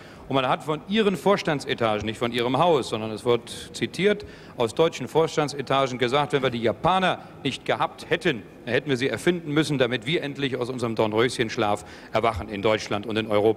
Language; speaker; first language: German; native; German